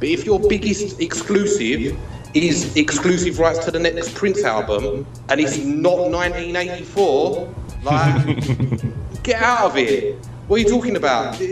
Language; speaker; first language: English; native; English